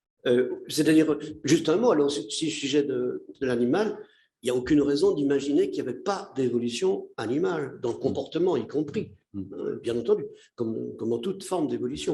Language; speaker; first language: French; native; French